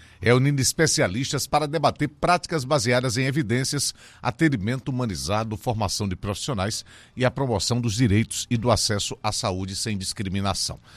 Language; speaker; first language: Portuguese; native; Portuguese